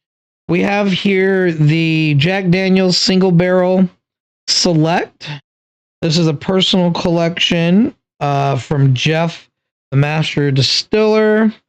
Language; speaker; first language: English; native; English